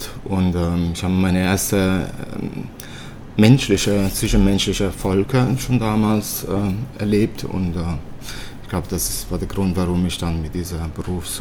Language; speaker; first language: German; early bilingual, other home language; Italian